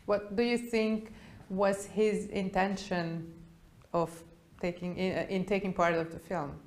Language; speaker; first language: English; non-native, fluent; Hungarian